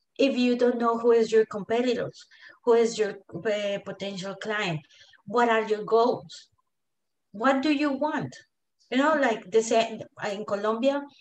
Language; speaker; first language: English; non-native, fluent; Spanish